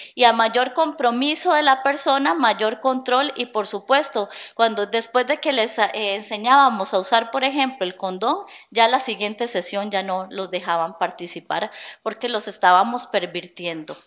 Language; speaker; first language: Spanish; native; Spanish